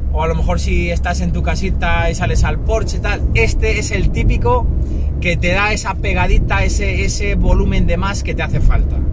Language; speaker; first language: Spanish; native; Spanish